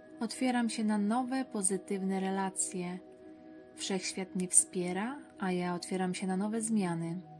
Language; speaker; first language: Polish; native; Polish